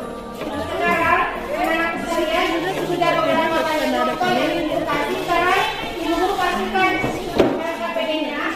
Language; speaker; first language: Indonesian; native; Indonesian